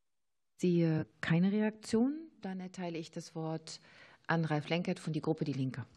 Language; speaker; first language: German; native; German